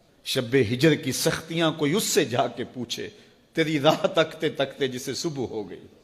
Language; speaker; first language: Urdu; native; Urdu